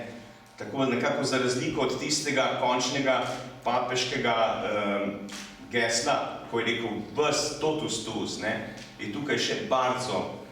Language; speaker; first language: Slovenian; native; Slovenian